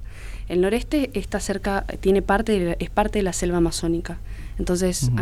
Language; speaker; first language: Spanish; native; Spanish